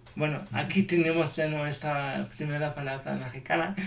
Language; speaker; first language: Spanish; non-native, learner; German